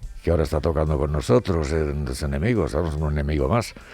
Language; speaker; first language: Spanish; native; Spanish